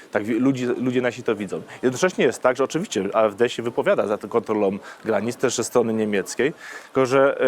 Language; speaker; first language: Polish; early bilingual, other home language; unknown